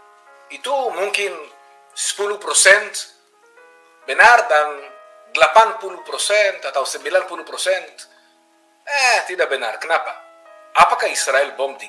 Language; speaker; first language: Indonesian; non-native, fluent; Hebrew